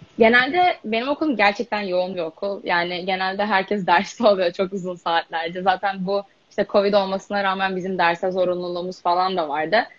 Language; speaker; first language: Turkish; native; Turkish